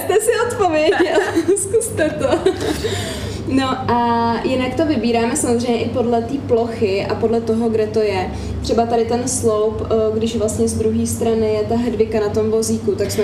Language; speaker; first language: Czech; native; Czech